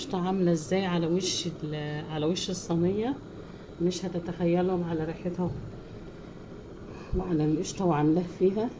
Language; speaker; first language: Arabic; native; Arabic